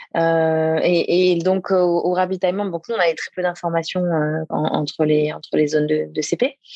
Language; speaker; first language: French; native; French